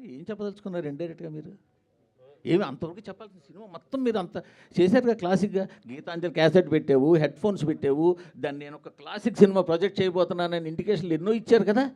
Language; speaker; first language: Telugu; native; Telugu